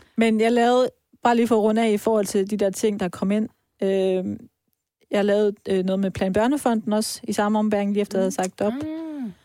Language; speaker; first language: Danish; early bilingual, other home language; Persian